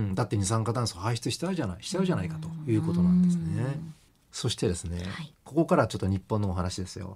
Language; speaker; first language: Japanese; native; Japanese